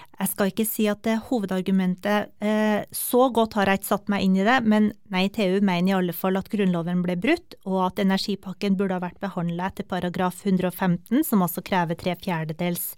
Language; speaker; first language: Norwegian; native; Norwegian